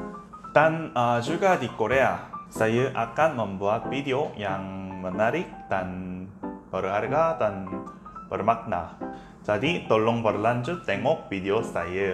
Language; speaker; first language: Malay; non-native, learner; Korean